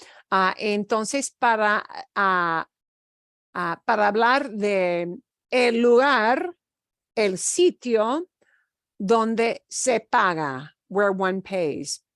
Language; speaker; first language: Spanish; non-native, fluent; English